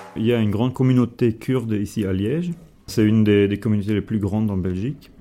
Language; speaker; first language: French; non-native, fluent; German